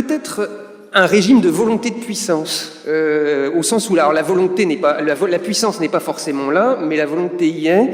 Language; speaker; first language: French; native; French